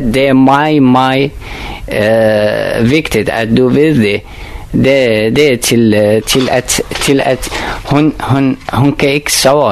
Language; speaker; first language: Danish; non-native, learner; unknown